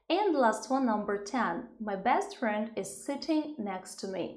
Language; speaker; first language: English; non-native, fluent; Ukrainian